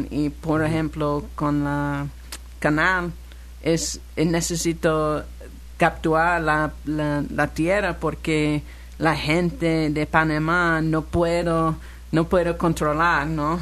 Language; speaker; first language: Spanish; non-native, learner; English